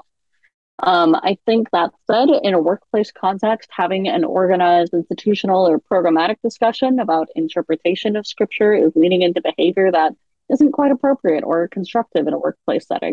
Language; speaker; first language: English; native; English